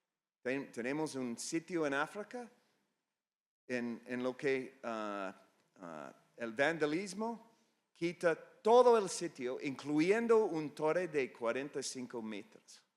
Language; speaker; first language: Spanish; non-native, fluent; English